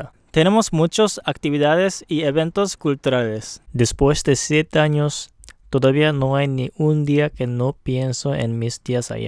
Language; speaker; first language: Spanish; non-native, fluent; Japanese